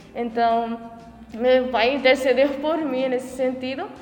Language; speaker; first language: Portuguese; non-native, fluent; Spanish